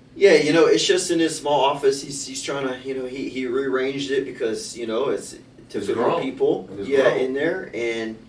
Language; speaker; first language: English; native; English